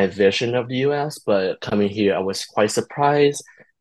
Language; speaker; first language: English; early bilingual, other home language; Vietnamese